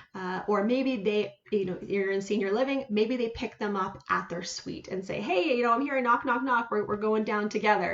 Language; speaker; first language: English; native; English